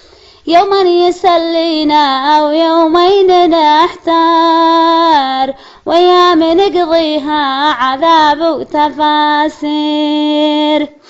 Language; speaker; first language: Arabic; native; Arabic